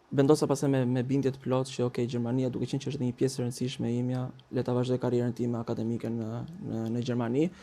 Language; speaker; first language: Albanian; native; Albanian